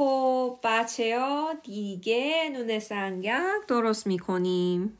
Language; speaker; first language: Persian; non-native, learner; Korean